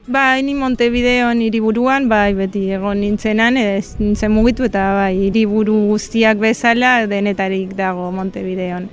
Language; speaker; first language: Basque; non-native, fluent; Spanish